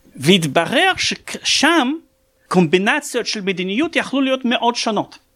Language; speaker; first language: Hebrew; non-native, fluent; Russian